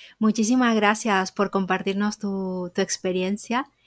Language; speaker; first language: Spanish; native; Spanish